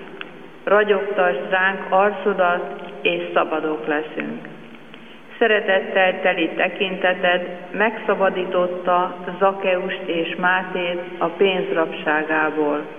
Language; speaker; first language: Hungarian; native; Hungarian